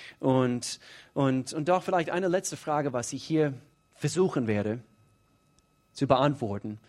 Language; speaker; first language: German; non-native, fluent; English